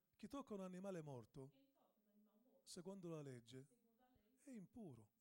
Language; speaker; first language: Italian; native; Italian